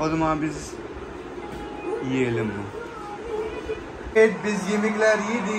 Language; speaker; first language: Turkish; non-native, learner; Urdu